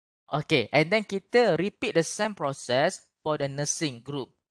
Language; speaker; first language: English; non-native, local second language; Malay